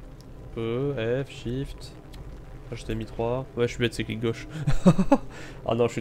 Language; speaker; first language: French; native; French